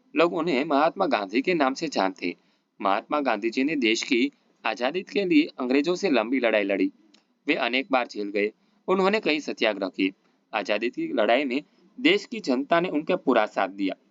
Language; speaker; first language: Hindi; non-native, local second language; Gujarati